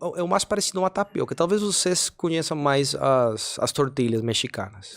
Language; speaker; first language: Portuguese; non-native, fluent; Spanish